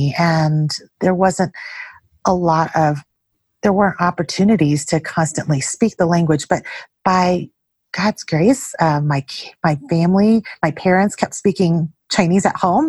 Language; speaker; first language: English; early bilingual, other home language; Chinese